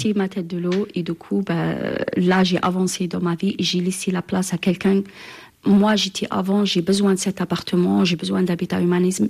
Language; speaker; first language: French; non-native, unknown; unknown